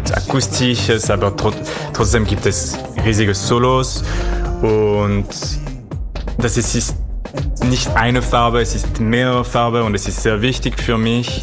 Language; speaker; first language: German; non-native, learner; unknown